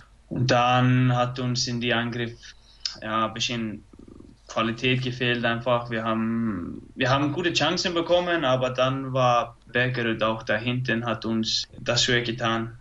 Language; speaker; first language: German; non-native, fluent; Icelandic